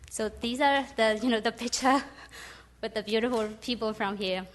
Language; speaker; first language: English; non-native, fluent; Burmese